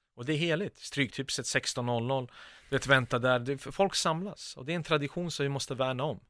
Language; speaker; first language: Swedish; early bilingual, other home language; Bosnian